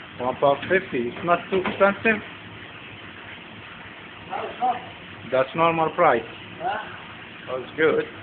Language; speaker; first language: English; non-native, learner; Turkish